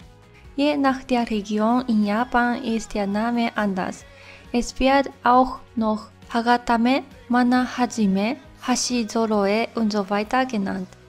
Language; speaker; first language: German; non-native, fluent; Japanese